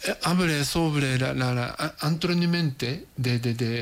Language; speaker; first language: Spanish; non-native, learner; Japanese